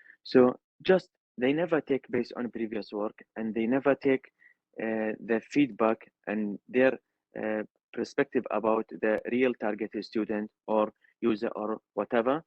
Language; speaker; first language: English; non-native, learner; Arabic